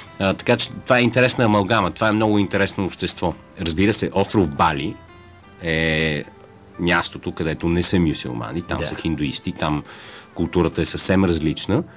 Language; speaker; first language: Bulgarian; native; Bulgarian